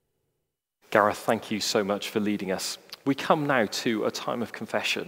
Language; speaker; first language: English; native; English